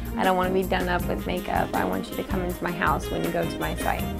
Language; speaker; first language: English; native; English